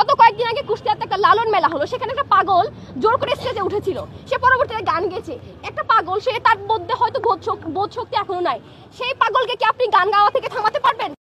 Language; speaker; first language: Bangla; non-native, local second language; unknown